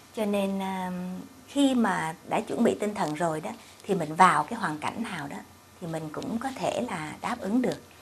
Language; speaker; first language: Vietnamese; native; Vietnamese